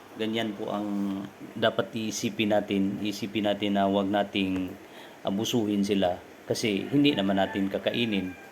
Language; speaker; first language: Filipino; native; Filipino